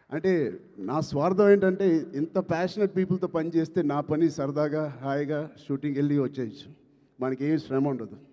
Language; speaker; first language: Telugu; native; Telugu